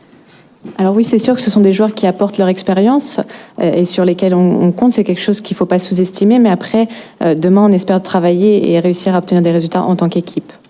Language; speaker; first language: French; native; French